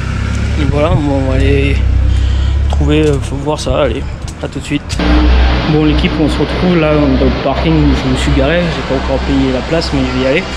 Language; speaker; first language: French; native; French